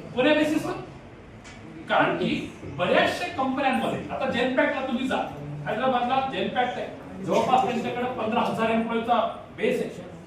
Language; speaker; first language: Marathi; native; Marathi